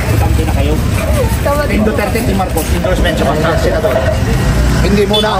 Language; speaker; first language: Filipino; native; Filipino